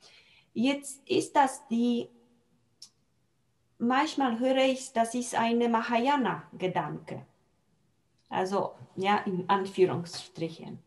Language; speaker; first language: German; non-native, fluent; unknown